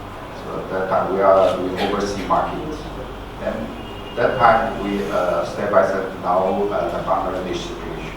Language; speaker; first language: English; non-native, learner; Chinese